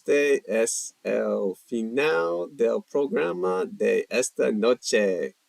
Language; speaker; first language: Spanish; non-native, learner; English